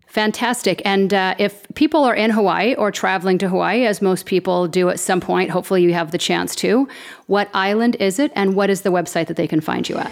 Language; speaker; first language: English; native; English